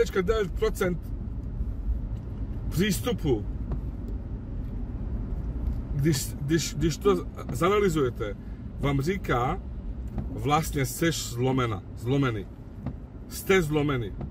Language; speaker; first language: Czech; non-native, fluent; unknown